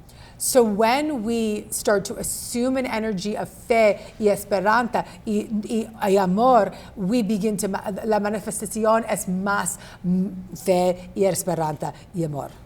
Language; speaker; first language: Spanish; non-native, learner; English